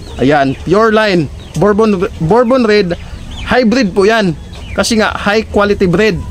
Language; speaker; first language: Filipino; non-native, local second language; Cebuano